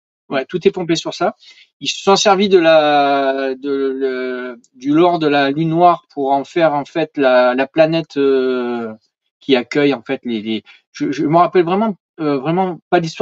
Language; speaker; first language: French; native; French